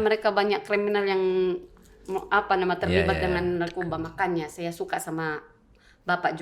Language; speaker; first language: Indonesian; non-native, learner; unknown